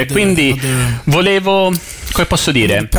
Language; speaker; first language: Italian; non-native, fluent; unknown